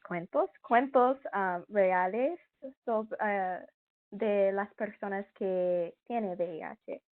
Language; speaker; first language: Spanish; non-native, learner; English